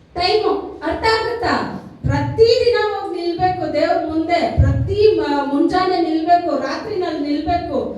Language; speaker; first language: Kannada; non-native, local second language; Tamil